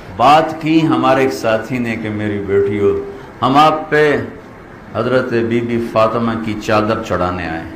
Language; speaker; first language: Urdu; non-native, local second language; Punjabi